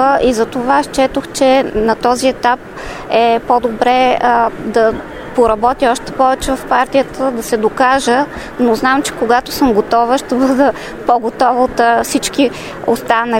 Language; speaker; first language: Bulgarian; native; Bulgarian